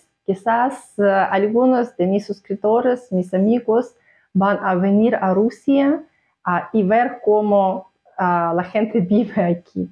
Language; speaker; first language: Spanish; non-native, fluent; Russian